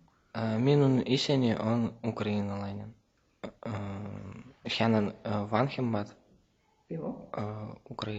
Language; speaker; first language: Finnish; non-native, learner; Russian